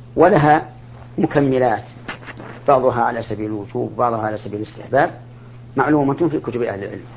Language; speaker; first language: Arabic; native; Arabic